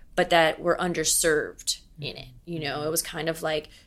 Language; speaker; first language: English; native; English